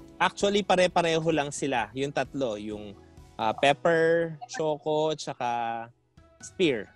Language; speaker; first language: Filipino; non-native, local second language; Pampanga